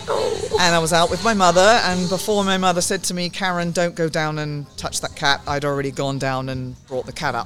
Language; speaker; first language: English; native; English